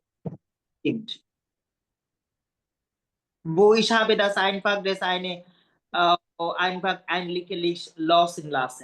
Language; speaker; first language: German; non-native, learner; Bangla